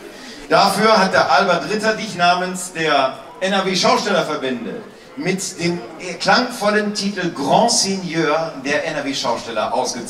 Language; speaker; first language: German; native; German